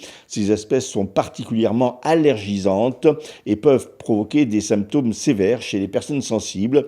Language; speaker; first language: French; native; French